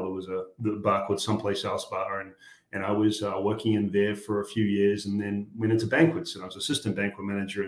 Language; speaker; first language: English; native; English